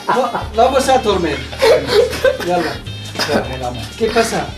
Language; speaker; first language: Spanish; non-native, learner; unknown